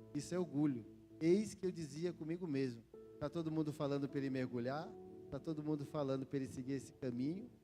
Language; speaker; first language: Portuguese; native; Portuguese